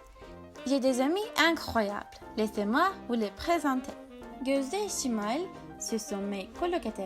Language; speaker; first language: French; non-native, learner; Turkish